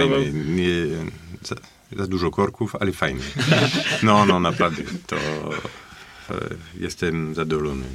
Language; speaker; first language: Polish; non-native, fluent; French